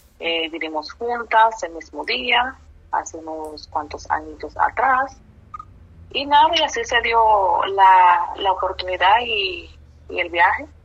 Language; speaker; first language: Spanish; native; Spanish